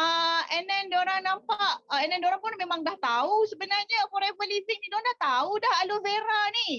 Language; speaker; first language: Malay; native; Malay